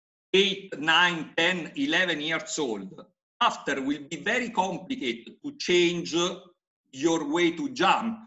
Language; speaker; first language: English; non-native, fluent; Italian